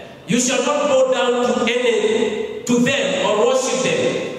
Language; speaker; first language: English; non-native, local second language; Kikuyu